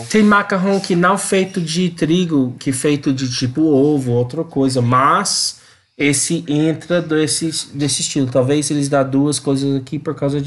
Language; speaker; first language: Portuguese; non-native, learner; English